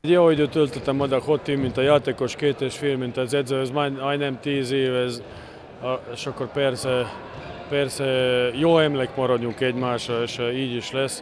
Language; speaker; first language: Hungarian; non-native, learner; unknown